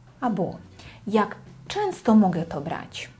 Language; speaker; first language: Polish; non-native, fluent; Ukrainian